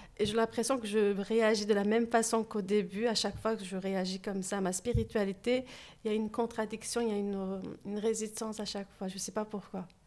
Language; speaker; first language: French; early bilingual, other home language; Turkish